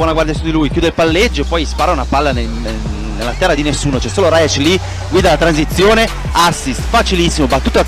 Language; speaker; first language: Italian; native; Italian